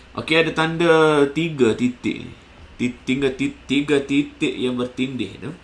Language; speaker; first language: Malay; native; Malay